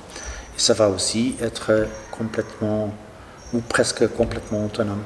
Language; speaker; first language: French; non-native, local second language; Dutch